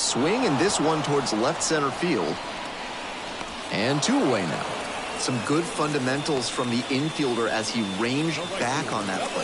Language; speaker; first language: English; native; English